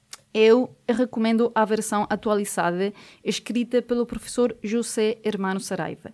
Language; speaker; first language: Portuguese; native; Portuguese